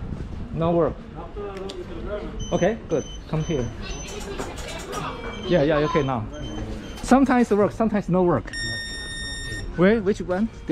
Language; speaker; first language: English; non-native, learner; Chinese